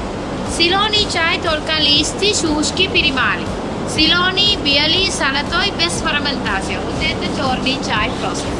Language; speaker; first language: Russian; non-native, learner; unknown